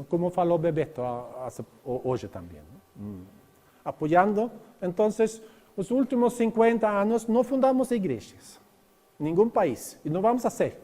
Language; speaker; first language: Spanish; non-native, learner; Norwegian